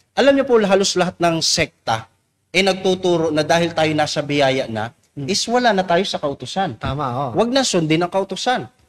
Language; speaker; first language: Filipino; native; Filipino